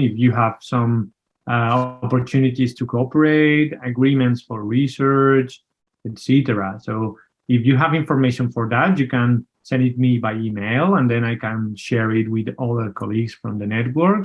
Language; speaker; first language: English; non-native, fluent; Spanish